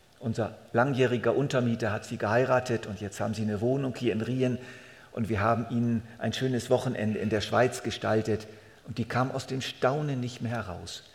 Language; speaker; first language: German; native; German